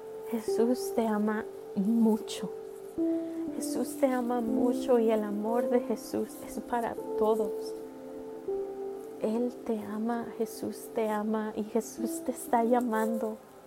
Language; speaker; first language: Spanish; early bilingual, heritage; Spanish